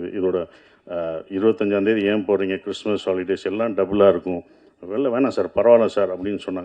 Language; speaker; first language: Tamil; native; Tamil